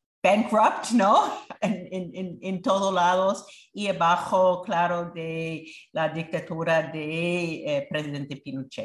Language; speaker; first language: Spanish; non-native, fluent; English